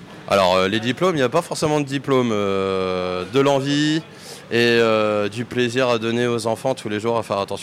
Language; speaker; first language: French; native; French